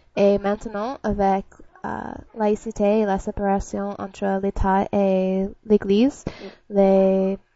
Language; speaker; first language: French; non-native, learner; English